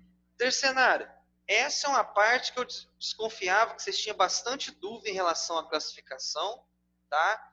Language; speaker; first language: Portuguese; native; Portuguese